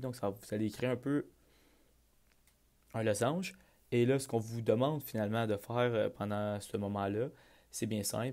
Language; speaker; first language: French; native; French